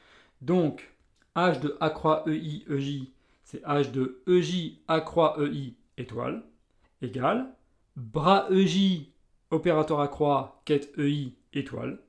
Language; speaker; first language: French; native; French